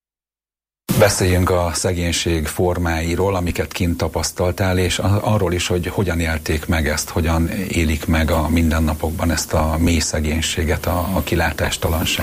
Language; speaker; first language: Hungarian; native; Hungarian